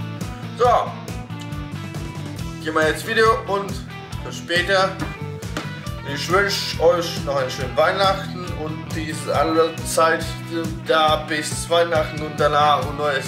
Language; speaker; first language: German; non-native, learner; Russian